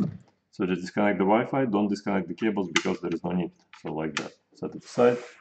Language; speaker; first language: English; non-native, fluent; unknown